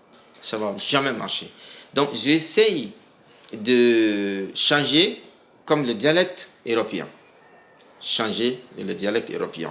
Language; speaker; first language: French; non-native, local second language; Mandingo